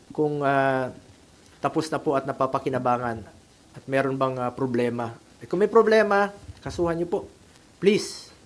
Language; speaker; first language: Filipino; non-native, local second language; Cebuano